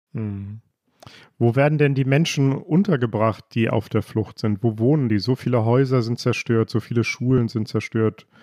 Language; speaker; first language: German; native; German